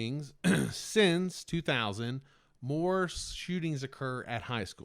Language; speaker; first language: English; native; English